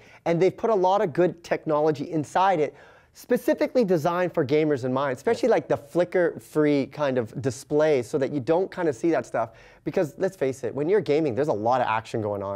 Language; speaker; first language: English; native; English